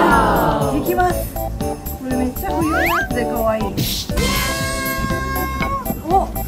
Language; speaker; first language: Japanese; native; Japanese